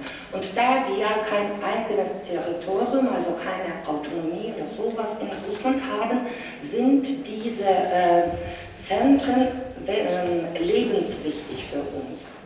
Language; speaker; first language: German; non-native, fluent; Russian